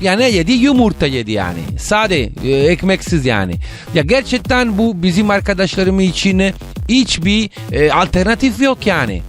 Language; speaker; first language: Turkish; non-native, learner; Italian